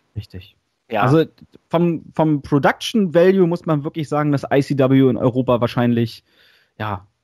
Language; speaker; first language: German; native; German